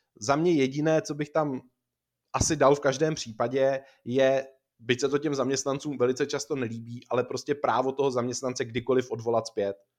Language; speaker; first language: Czech; native; Czech